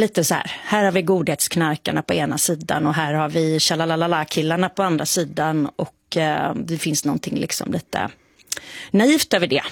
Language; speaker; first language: Swedish; native; Swedish